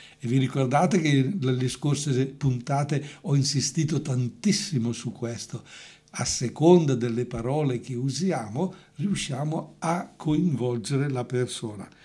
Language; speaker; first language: Italian; native; Italian